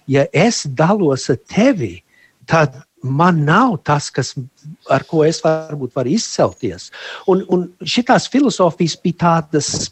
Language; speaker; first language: Latvian; early bilingual, heritage; Latvian